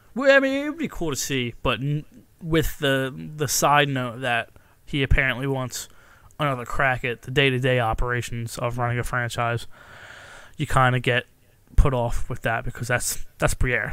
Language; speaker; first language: English; native; English